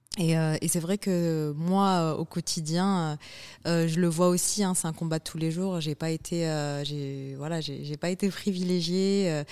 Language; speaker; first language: French; early bilingual, other home language; Arabic